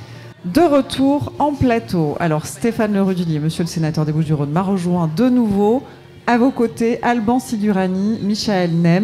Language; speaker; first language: French; native; French